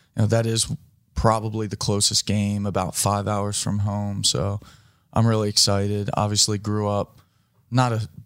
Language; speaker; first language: English; native; English